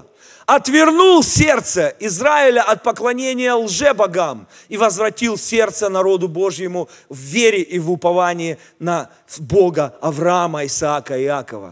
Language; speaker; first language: Russian; native; Russian